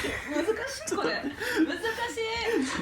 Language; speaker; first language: Japanese; non-native, fluent; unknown